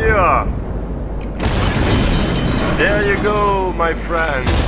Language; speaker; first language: English; non-native, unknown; Dutch